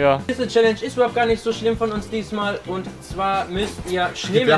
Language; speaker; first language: German; native; German